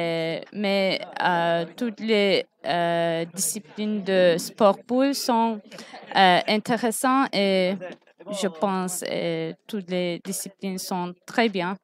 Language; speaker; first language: French; non-native, learner; Turkish